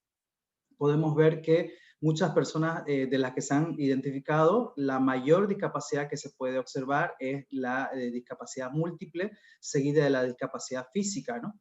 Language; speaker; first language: Spanish; native; Spanish